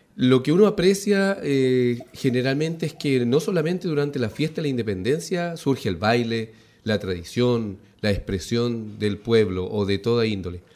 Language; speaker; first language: Spanish; native; Spanish